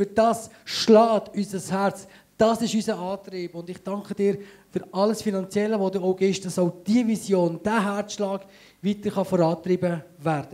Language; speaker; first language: German; native; German